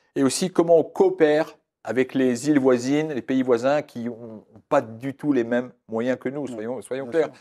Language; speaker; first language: French; native; French